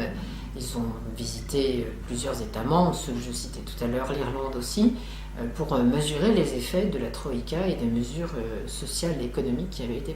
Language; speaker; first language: French; native; French